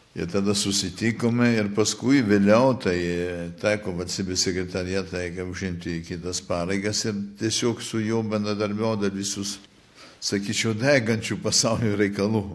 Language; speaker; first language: Lithuanian; early bilingual, heritage; Lithuanian